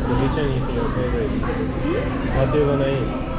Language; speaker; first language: English; non-native, learner; Korean